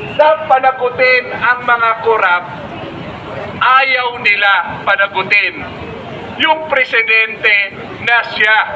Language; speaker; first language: Filipino; native; Filipino